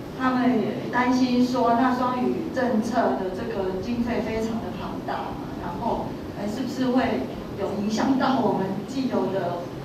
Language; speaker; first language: Chinese; native; Chinese